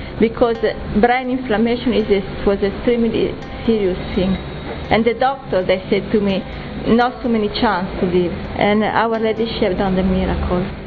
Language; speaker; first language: English; non-native, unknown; Italian